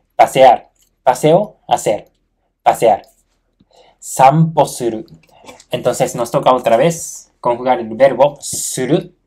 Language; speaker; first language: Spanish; non-native, fluent; Japanese